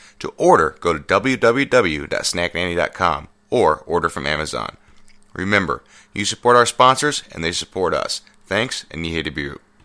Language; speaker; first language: English; native; English